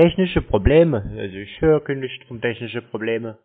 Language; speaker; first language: German; native; German